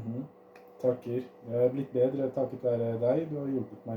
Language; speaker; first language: Norwegian; native; Norwegian